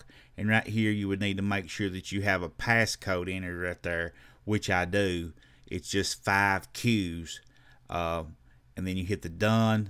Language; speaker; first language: English; native; English